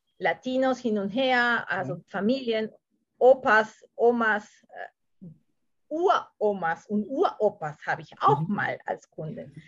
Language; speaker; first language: German; non-native, fluent; Spanish